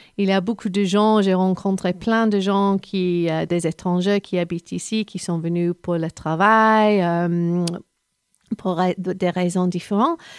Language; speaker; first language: French; non-native, fluent; English